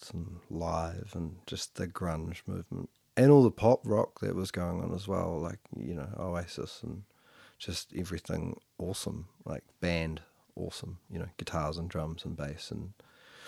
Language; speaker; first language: English; native; English